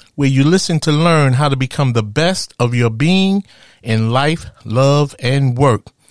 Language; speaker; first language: English; native; English